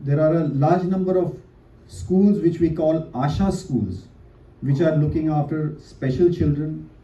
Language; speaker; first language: English; non-native, local second language; Hindi